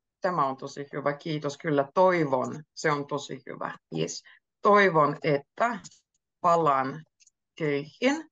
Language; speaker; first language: Finnish; native; Finnish